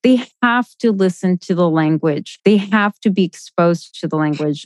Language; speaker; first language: English; early bilingual, other home language; Spanish